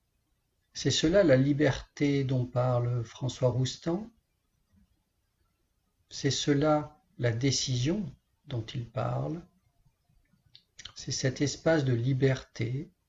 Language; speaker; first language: French; native; French